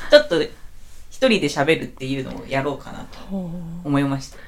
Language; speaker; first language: Japanese; native; Japanese